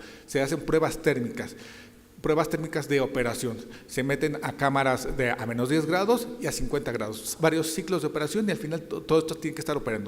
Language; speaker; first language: Spanish; native; Spanish